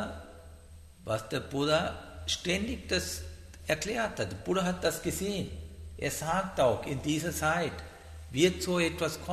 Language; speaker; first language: German; non-native, learner; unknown